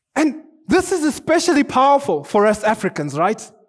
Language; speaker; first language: English; non-native, local second language; Shona